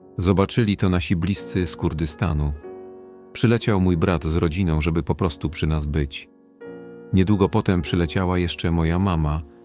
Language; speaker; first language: Polish; non-native, fluent; Kurdish